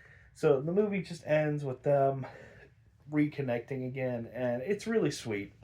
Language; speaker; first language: English; native; English